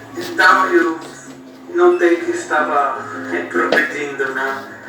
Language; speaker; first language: Portuguese; non-native, learner; English